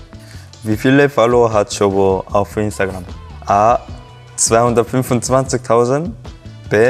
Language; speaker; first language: German; non-native, learner; Korean